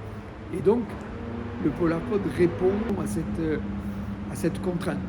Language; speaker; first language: French; native; French